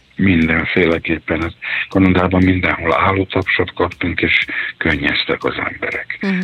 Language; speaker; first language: Hungarian; native; Hungarian